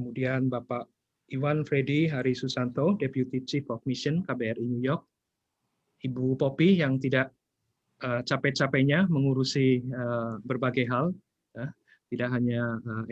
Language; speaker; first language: Indonesian; native; Indonesian